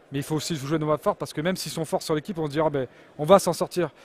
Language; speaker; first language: French; native; French